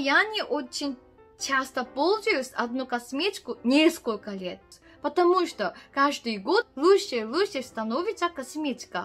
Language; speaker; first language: Russian; non-native, learner; Korean